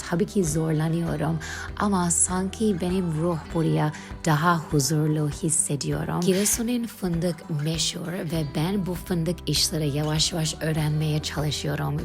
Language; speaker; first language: Turkish; non-native, learner; English